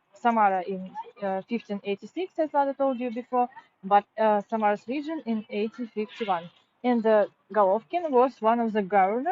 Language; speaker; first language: English; non-native, fluent; Russian